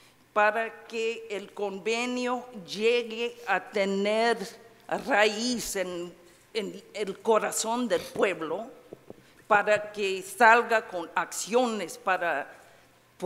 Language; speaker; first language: Spanish; non-native, fluent; English